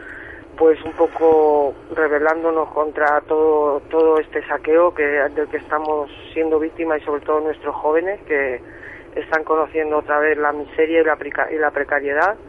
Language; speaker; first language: Spanish; native; Spanish